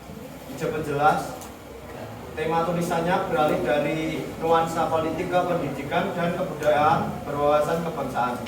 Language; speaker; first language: Indonesian; native; Indonesian